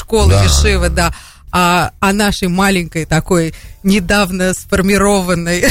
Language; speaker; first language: Russian; native; Russian